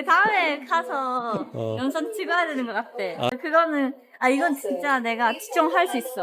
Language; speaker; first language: Korean; non-native, learner; Japanese